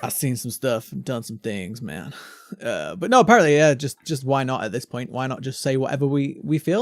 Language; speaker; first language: English; native; English